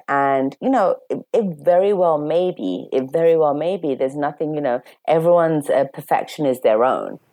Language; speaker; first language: English; native; English